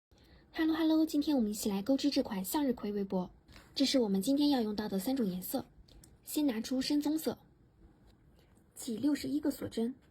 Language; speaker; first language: Chinese; native; Chinese